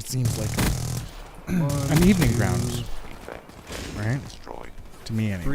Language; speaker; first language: English; native; English